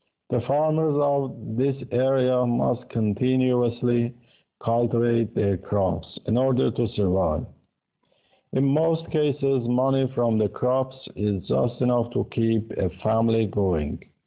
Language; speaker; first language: English; non-native, fluent; Persian